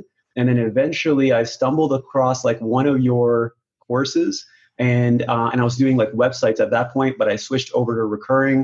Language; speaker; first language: English; non-native, local second language; Urdu